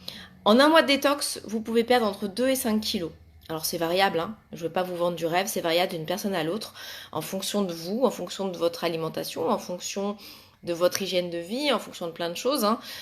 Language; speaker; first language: French; native; French